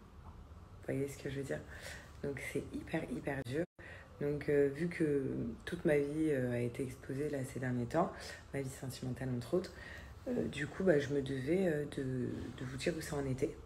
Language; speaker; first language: French; native; French